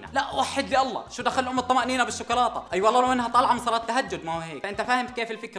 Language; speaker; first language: Arabic; native; Arabic